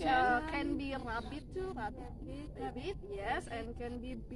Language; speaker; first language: English; non-native, learner; Indonesian